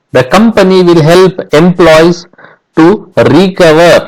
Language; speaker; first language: English; non-native, local second language; Kannada